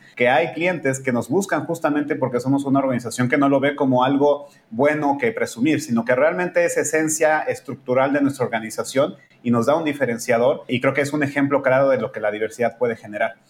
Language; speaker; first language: Spanish; native; Spanish